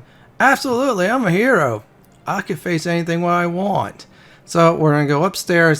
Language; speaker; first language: English; native; English